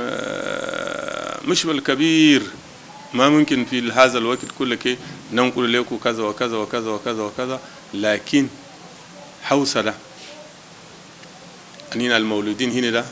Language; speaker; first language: Arabic; non-native, local second language; Hausa